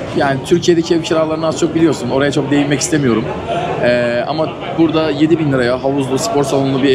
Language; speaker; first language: Turkish; native; Turkish